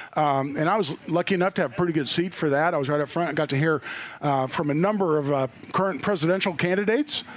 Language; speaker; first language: English; native; English